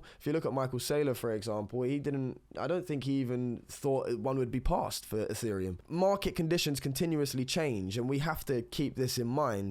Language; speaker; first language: English; native; English